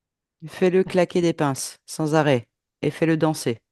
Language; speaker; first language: French; native; French